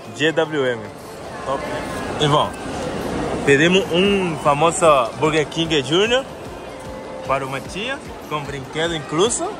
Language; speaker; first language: Portuguese; non-native, fluent; Spanish